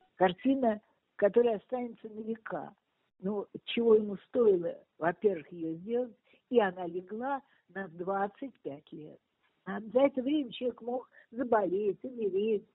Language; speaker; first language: Russian; native; Russian